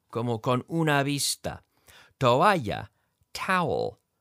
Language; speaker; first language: Spanish; non-native, fluent; English